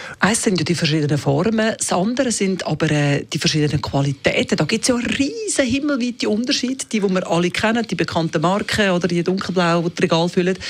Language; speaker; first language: German; native; German